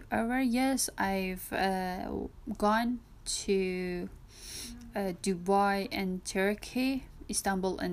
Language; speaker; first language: English; non-native, learner; Persian